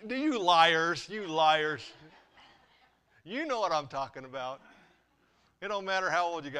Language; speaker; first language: English; native; English